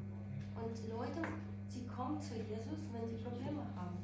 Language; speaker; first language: German; non-native, learner; Portuguese